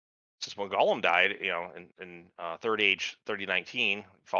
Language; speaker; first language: English; native; English